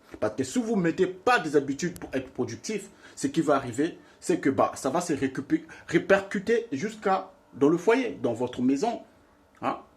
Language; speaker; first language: French; non-native, local second language; Lingala